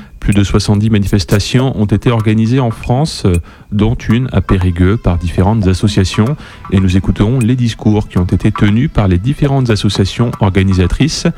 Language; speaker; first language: French; native; French